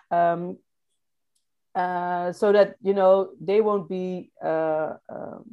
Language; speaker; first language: English; non-native, fluent; Dutch